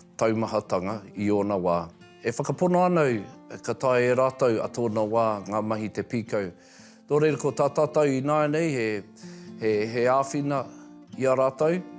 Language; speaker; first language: Māori; non-native, local second language; English